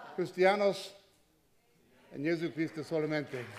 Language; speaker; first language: Spanish; non-native, learner; English